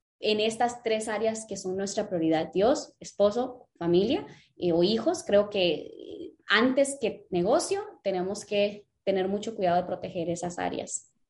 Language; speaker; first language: Spanish; early bilingual, other home language; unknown